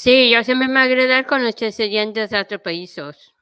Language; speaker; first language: Catalan; non-native, local second language; Spanish